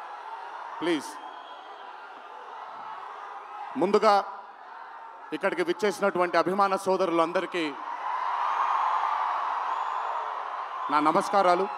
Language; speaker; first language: Telugu; native; Telugu